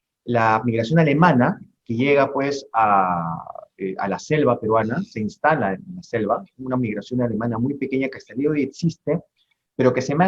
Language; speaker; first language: Spanish; native; Spanish